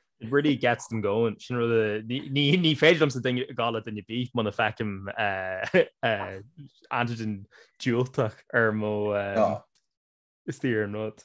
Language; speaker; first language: Irish; native; Irish